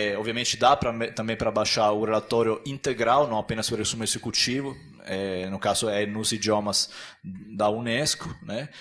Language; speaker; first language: Portuguese; non-native, fluent; Italian